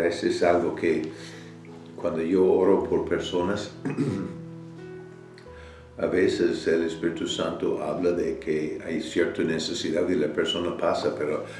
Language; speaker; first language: Spanish; non-native, fluent; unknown